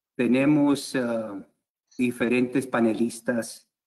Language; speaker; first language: Spanish; early bilingual, heritage; Spanish